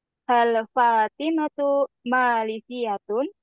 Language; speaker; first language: Arabic; non-native, learner; Indonesian